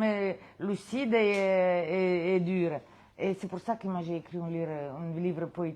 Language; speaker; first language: French; non-native, fluent; Romanian